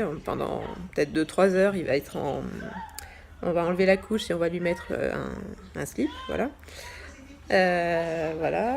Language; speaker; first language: French; native; French